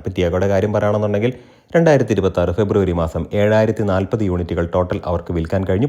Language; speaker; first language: Malayalam; native; Malayalam